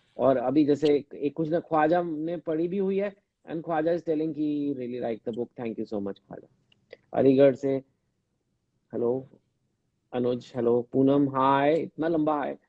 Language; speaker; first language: Hindi; native; Hindi